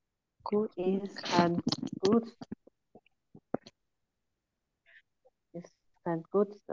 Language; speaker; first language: German; non-native, learner; Lao